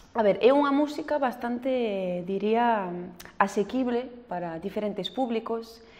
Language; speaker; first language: Galician; early bilingual, heritage; French